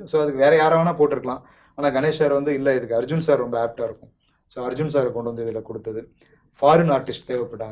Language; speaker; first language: Tamil; native; Tamil